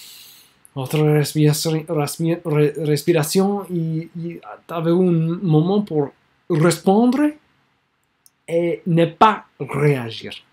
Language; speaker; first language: French; non-native, learner; English